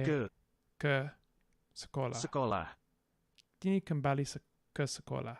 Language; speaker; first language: Indonesian; non-native, learner; English